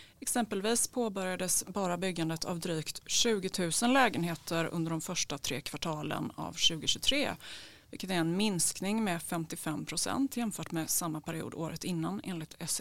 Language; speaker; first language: Swedish; native; Swedish